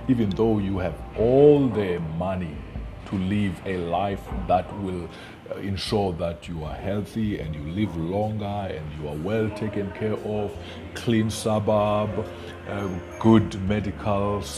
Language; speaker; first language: English; non-native, local second language; Xhosa